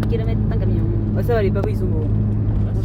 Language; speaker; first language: French; native; French